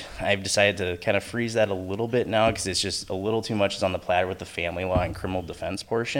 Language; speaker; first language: English; native; English